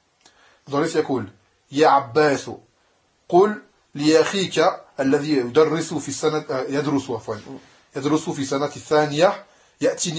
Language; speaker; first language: Arabic; non-native, fluent; French